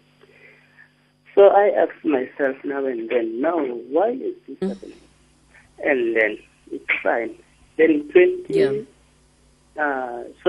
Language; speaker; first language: English; non-native, local second language; Xhosa